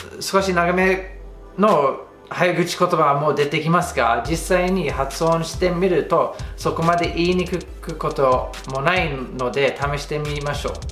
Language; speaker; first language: Japanese; non-native, fluent; English